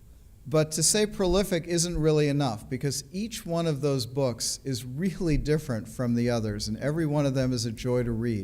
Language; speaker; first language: English; native; English